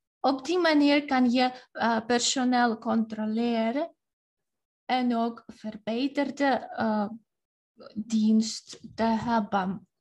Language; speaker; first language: Dutch; non-native, fluent; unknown